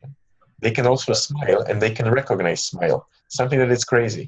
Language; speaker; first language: English; non-native, fluent; Polish